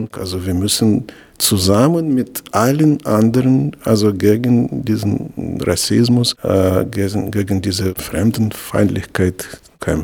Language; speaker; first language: German; non-native, fluent; Russian